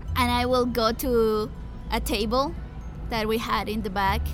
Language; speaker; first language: English; early bilingual, other home language; Spanish